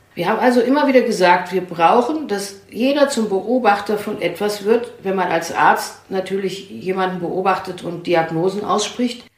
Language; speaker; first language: German; native; German